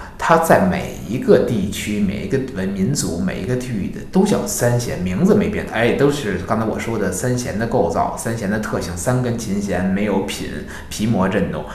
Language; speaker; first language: Chinese; native; Chinese